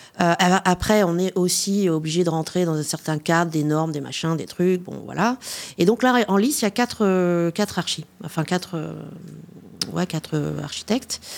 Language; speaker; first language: French; native; French